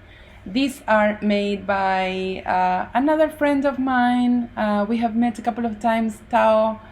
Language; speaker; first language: English; non-native, fluent; Spanish